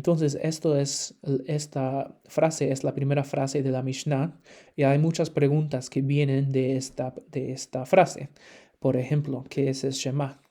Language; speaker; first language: Spanish; non-native, fluent; English